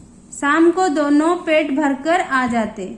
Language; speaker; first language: Hindi; non-native, local second language; Odia